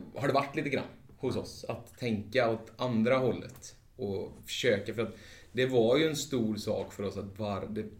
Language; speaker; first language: Swedish; native; Swedish